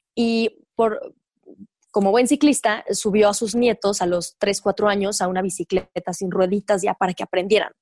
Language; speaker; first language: Spanish; native; Spanish